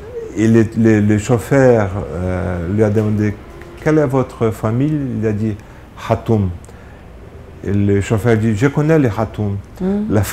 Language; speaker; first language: French; non-native, fluent; Portuguese